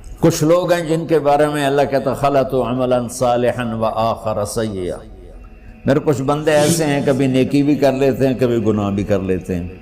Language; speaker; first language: Urdu; non-native, local second language; Punjabi